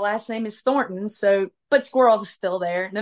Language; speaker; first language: English; native; English